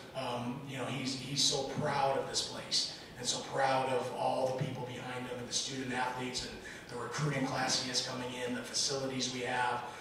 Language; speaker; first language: English; native; English